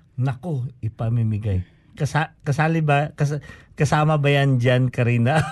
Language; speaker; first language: Filipino; non-native, local second language; Cebuano